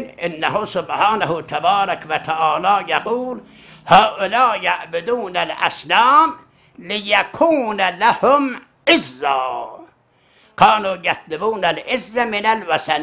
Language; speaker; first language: Arabic; non-native, fluent; Azerbaijani